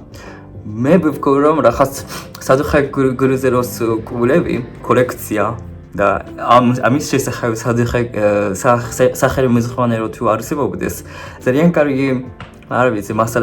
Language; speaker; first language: Georgian; non-native, fluent; Japanese